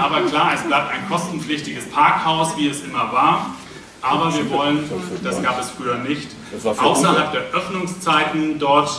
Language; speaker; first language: German; native; German